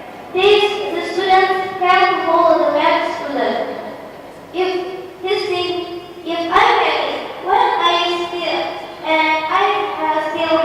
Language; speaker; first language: English; non-native, learner; Indonesian